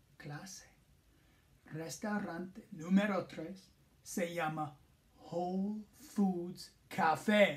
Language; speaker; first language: Spanish; non-native, fluent; English